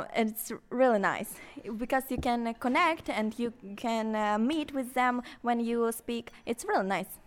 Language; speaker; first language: English; non-native, learner; Ukrainian